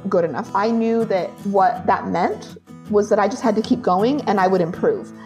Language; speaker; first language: English; native; English